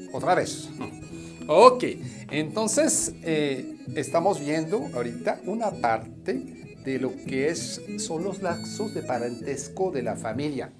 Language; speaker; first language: Spanish; non-native, fluent; French